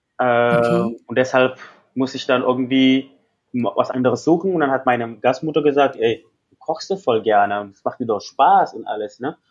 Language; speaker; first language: German; non-native, fluent; Indonesian